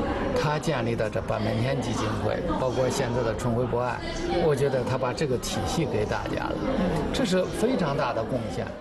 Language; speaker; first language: Chinese; native; Chinese